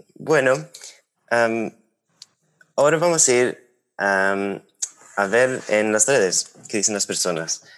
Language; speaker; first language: Spanish; non-native, fluent; English